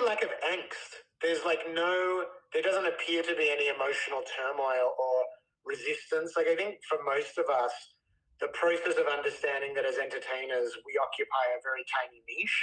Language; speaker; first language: English; native; English